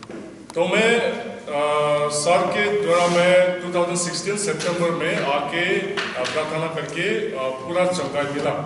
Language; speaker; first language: Hindi; non-native, local second language; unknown